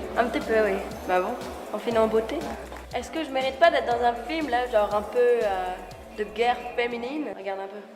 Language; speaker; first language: French; native; French